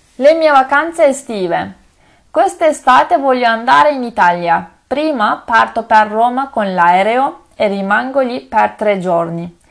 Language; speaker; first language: Italian; non-native, learner; Turkish